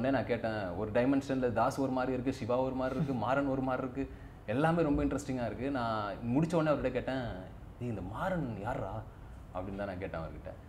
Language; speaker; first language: Tamil; native; Tamil